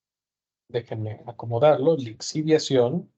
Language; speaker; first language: Spanish; native; Spanish